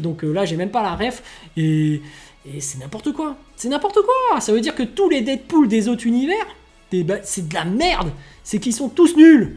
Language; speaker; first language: French; native; French